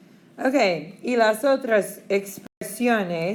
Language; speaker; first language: Spanish; non-native, fluent; English